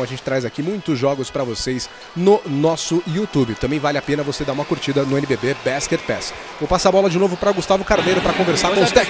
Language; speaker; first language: Portuguese; native; Portuguese